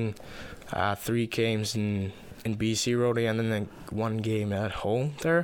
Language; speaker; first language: English; non-native, fluent; Finnish